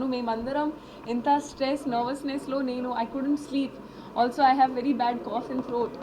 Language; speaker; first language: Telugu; non-native, fluent; Hindi